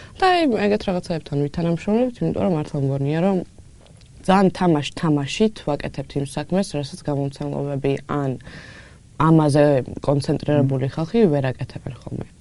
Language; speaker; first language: Georgian; native; Georgian